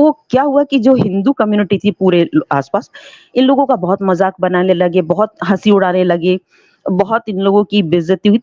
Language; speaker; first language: Hindi; native; Hindi